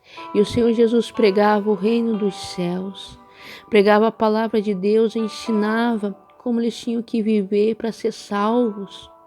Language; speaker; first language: Portuguese; native; Portuguese